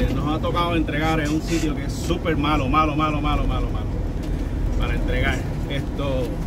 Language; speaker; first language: Spanish; native; Spanish